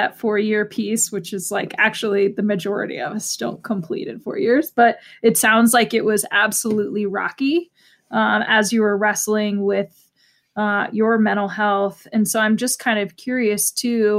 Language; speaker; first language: English; native; English